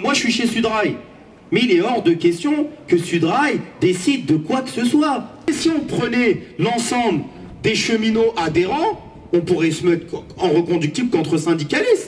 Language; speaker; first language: French; native; French